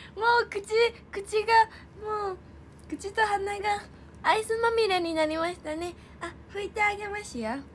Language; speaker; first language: Japanese; native; Japanese